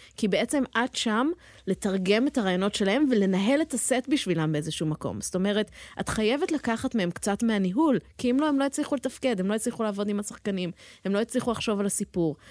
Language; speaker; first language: Hebrew; early bilingual, heritage; Hebrew